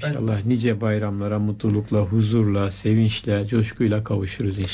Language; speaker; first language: Turkish; native; Turkish